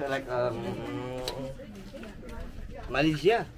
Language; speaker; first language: English; non-native, learner; Indonesian